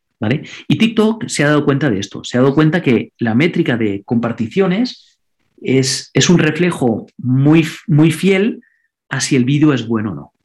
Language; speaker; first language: Spanish; non-native, local second language; Catalan